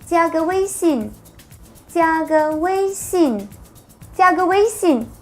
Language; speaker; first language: Chinese; non-native, fluent; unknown